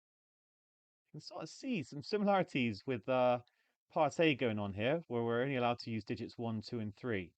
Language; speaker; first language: English; native; English